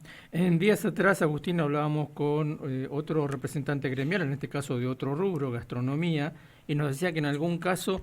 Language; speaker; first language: Spanish; native; Spanish